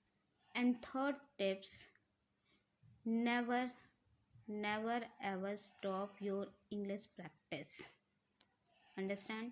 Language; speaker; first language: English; non-native, learner; Hindi